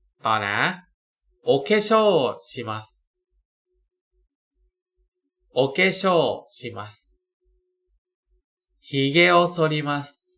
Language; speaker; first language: Japanese; non-native, fluent; Thai